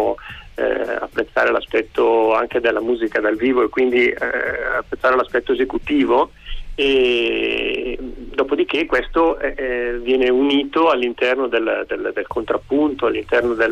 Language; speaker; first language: Italian; native; Italian